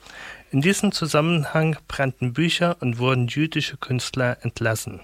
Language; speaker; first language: German; native; German